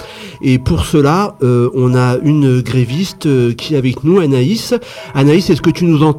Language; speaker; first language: French; native; French